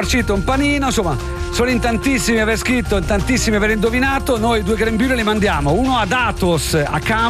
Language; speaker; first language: Italian; native; Italian